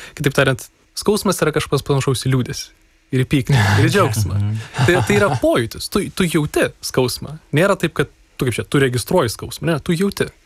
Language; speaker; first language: Lithuanian; native; Lithuanian